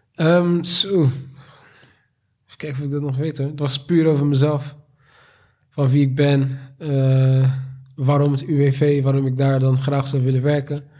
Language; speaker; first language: Dutch; native; Dutch